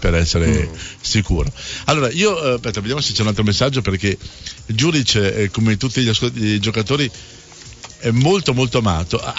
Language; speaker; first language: Italian; native; Italian